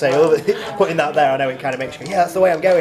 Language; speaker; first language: English; native; English